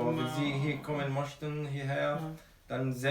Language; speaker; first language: German; non-native, fluent; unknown